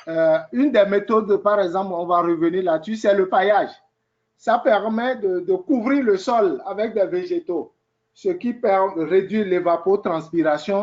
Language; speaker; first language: French; native; French